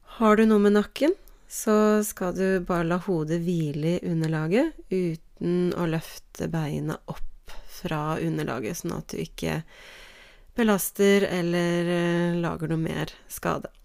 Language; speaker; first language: Norwegian; native; Norwegian